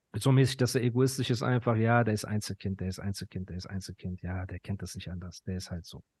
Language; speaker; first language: German; early bilingual, other home language; Persian